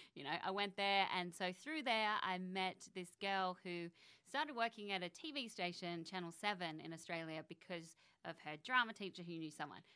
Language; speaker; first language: English; native; English